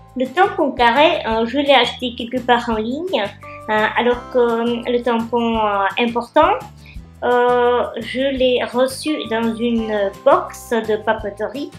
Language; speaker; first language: French; non-native, fluent; Czech